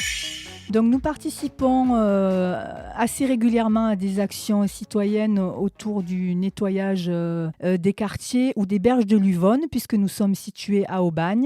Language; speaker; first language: French; native; French